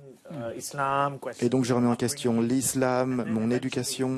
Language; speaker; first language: French; non-native, fluent; Urdu